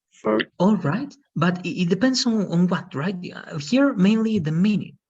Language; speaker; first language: English; non-native, fluent; Spanish